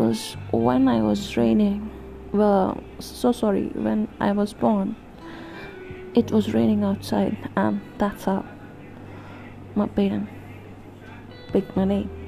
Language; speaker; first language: English; non-native, local second language; Hindi